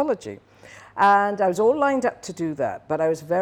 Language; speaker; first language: English; native; English